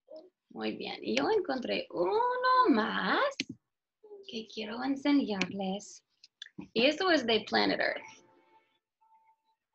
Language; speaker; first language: Spanish; non-native, fluent; English